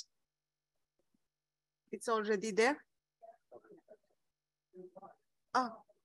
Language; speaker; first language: English; non-native, fluent; Spanish